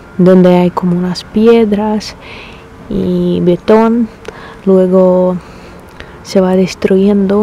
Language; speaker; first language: Spanish; non-native, fluent; Russian